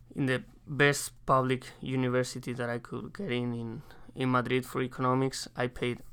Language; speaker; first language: English; non-native, fluent; Spanish